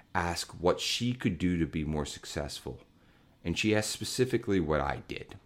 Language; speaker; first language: English; native; English